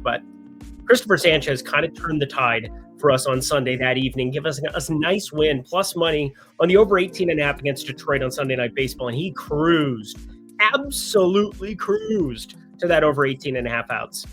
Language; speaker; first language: English; native; English